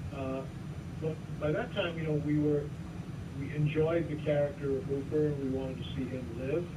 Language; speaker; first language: English; native; English